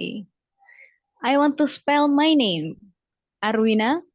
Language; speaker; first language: English; non-native, fluent; Javanese